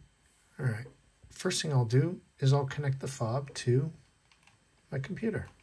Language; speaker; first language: English; native; English